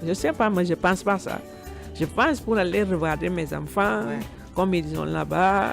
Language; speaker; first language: French; non-native, learner; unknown